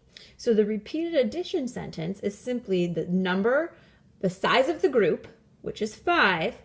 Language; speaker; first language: English; native; English